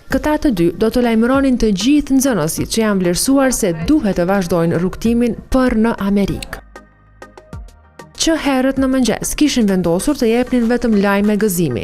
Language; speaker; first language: Albanian; native; Albanian